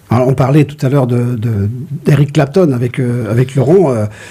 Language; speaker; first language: French; native; French